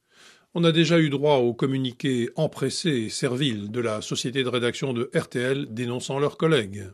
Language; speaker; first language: French; native; French